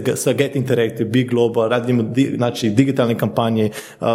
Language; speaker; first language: Croatian; early bilingual, heritage; Slovenian